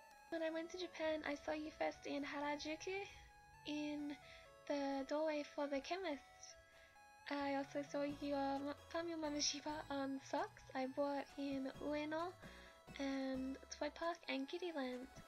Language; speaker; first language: English; native; English